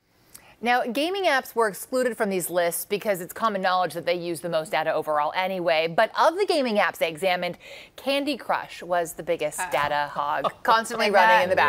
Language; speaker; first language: English; native; English